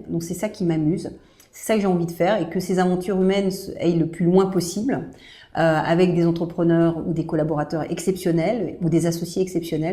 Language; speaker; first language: French; native; French